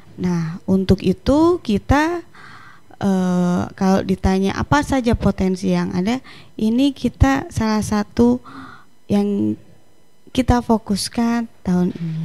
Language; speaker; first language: Indonesian; native; Indonesian